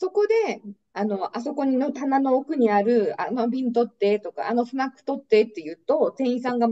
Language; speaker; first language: Japanese; native; Japanese